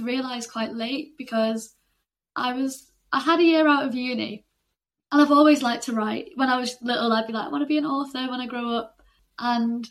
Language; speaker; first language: English; native; English